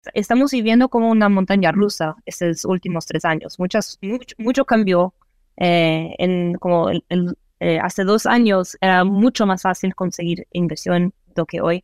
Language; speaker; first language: Spanish; non-native, fluent; Portuguese